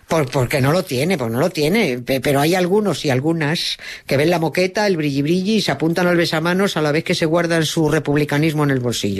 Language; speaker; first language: Spanish; native; Spanish